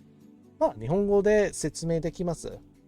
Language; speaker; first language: Japanese; non-native, learner; English